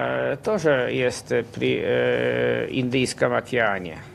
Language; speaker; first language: Russian; non-native, fluent; Polish